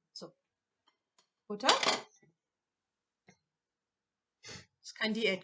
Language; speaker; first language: German; non-native, fluent; French